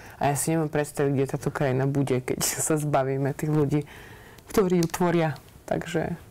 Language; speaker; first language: Slovak; native; Slovak